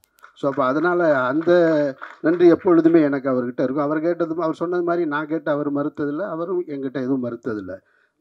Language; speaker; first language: Tamil; native; Tamil